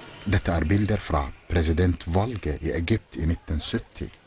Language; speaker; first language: Norwegian; non-native, fluent; Arabic